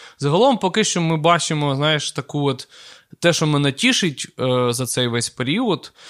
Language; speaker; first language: Ukrainian; non-native, local second language; Russian